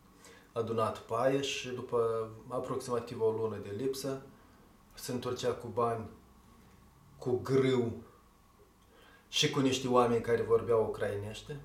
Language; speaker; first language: Romanian; native; Romanian